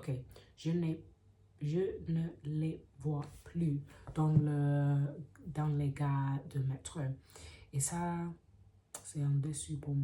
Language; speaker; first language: French; non-native, learner; English